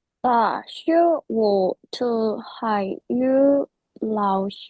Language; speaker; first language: Chinese; non-native, learner; Indonesian